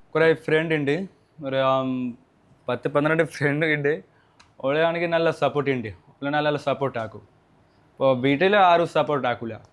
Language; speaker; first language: Malayalam; non-native, local second language; Bangla